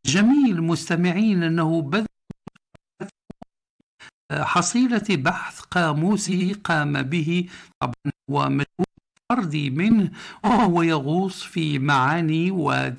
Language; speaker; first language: Arabic; native; Arabic